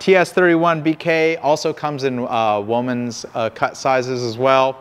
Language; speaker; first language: English; native; English